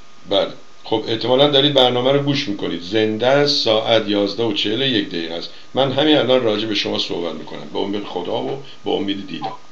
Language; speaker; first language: Persian; native; Persian